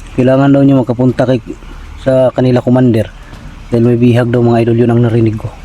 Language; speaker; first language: Filipino; non-native, local second language; Cebuano